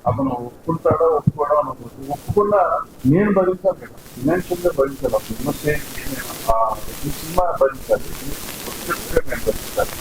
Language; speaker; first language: Telugu; native; Telugu